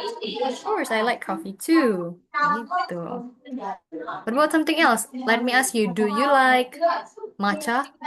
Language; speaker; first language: English; non-native, fluent; Indonesian